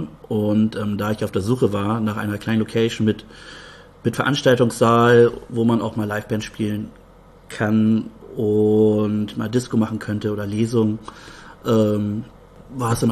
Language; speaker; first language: German; native; German